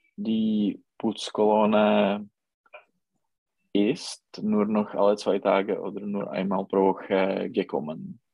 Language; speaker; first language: German; non-native, learner; Czech